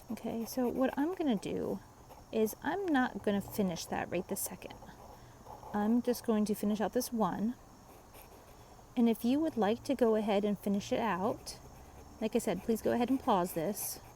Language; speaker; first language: English; native; English